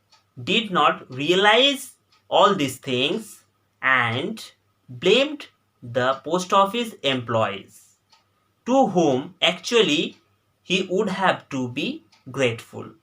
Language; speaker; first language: English; non-native, local second language; Bangla